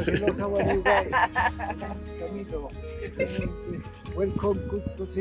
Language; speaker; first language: English; non-native, learner; Spanish